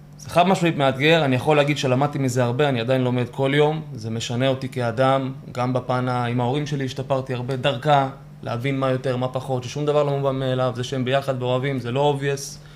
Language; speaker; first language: Hebrew; early bilingual, other home language; Russian